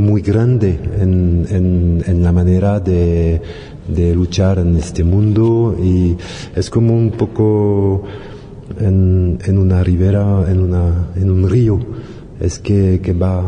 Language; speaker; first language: Spanish; non-native, learner; French